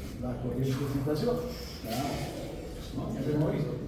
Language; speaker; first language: Spanish; native; Spanish